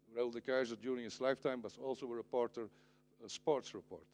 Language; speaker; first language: English; non-native, fluent; Dutch